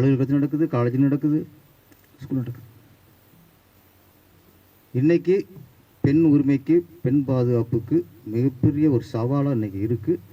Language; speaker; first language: Tamil; native; Tamil